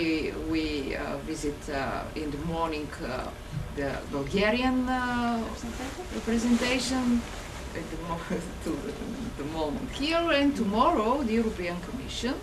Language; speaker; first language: English; non-native, fluent; Bulgarian